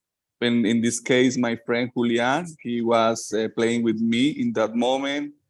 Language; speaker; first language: English; non-native, learner; Spanish